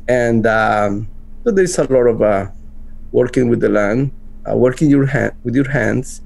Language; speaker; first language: English; non-native, fluent; Spanish